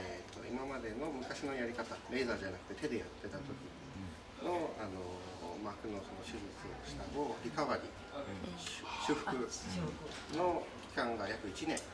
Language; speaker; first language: Japanese; early bilingual, heritage; Japanese